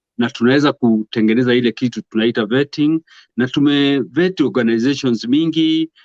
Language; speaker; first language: Swahili; non-native, local second language; Kikuyu